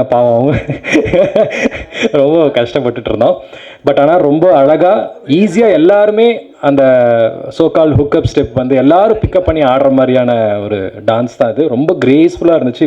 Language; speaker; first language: Tamil; native; Tamil